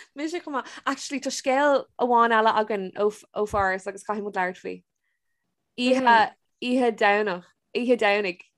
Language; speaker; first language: Irish; non-native, local second language; English